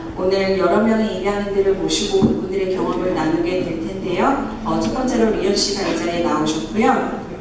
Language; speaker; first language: Korean; native; Korean